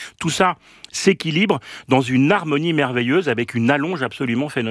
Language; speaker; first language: French; native; French